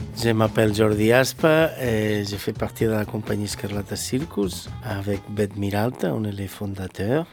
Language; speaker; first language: French; non-native, fluent; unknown